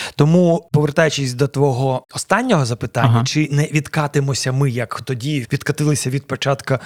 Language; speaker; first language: Ukrainian; non-native, local second language; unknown